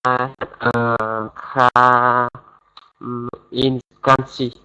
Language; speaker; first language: English; non-native, learner; Vietnamese